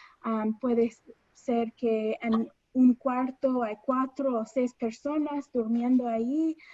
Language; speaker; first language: Spanish; non-native, fluent; English